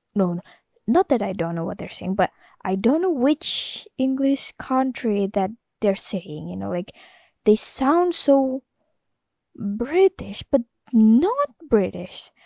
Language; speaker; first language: English; non-native, learner; Indonesian